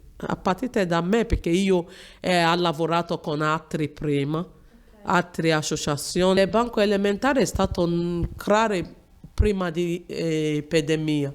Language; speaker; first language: Italian; non-native, learner; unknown